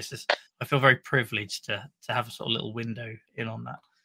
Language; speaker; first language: English; native; English